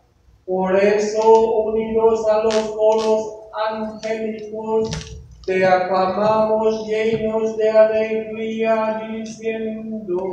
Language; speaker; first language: Spanish; non-native, learner; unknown